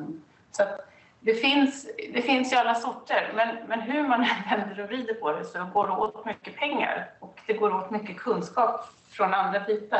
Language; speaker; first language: Swedish; native; Swedish